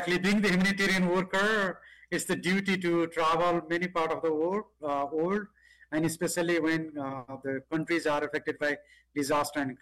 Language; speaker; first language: English; non-native, local second language; Nepali